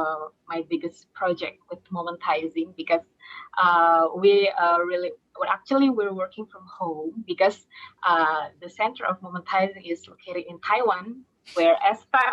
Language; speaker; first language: English; non-native, fluent; Indonesian